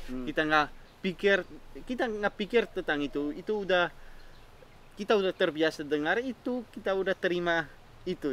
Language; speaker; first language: Indonesian; non-native, fluent; Dutch